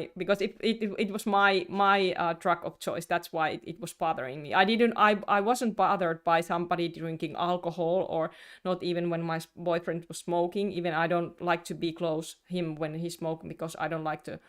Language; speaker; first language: English; non-native, fluent; Finnish